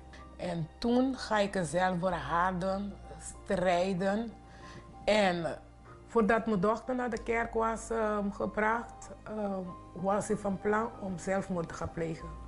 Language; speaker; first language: Dutch; non-native, local second language; Papiamento